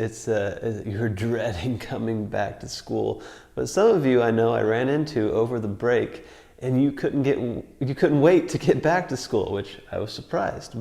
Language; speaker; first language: English; native; English